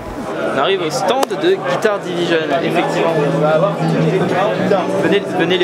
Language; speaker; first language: French; native; French